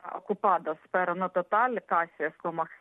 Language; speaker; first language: Spanish; non-native, learner; Ukrainian